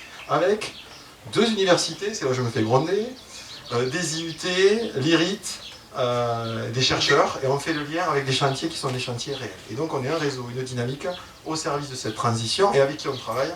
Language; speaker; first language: French; native; French